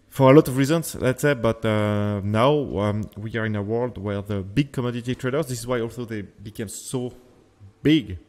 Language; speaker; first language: English; non-native, fluent; French